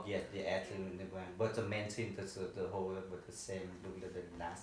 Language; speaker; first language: English; non-native, learner; Vietnamese